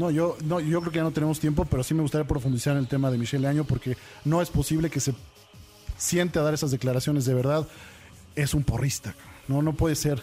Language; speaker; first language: Spanish; native; Spanish